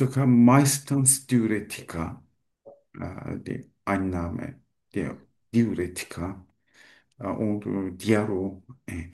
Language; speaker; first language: German; non-native, learner; Turkish